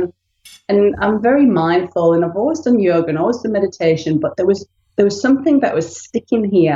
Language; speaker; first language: English; native; English